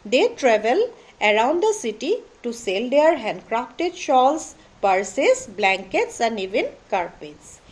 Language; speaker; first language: English; non-native, local second language; Assamese